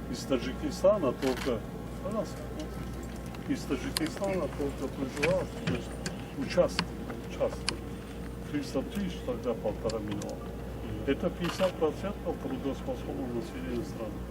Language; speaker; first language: Russian; non-native, local second language; Tajik